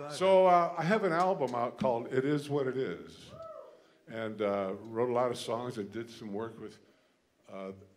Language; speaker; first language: English; native; English